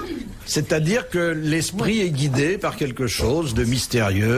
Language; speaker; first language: French; native; French